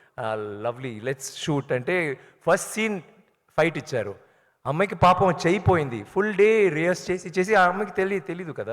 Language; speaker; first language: Telugu; non-native, learner; Tamil